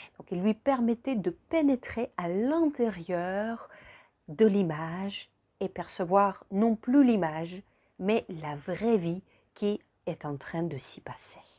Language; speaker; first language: French; non-native, fluent; Russian